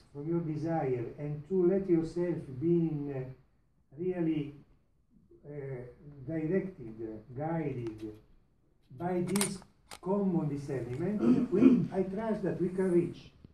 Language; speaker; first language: English; non-native, fluent; Italian